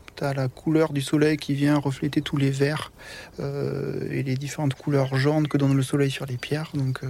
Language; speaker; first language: French; native; French